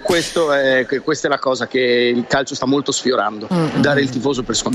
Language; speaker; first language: Italian; native; Italian